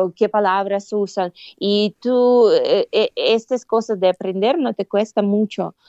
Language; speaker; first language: Spanish; non-native, fluent; Russian